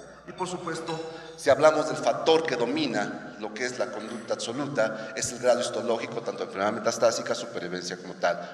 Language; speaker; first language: Spanish; native; Spanish